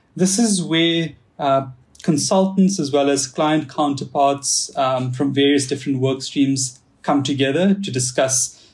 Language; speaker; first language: English; native; English